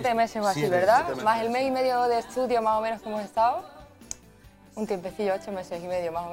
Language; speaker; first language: Spanish; native; Spanish